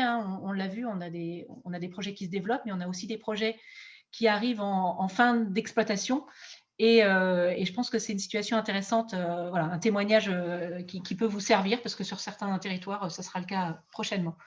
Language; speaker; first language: French; native; French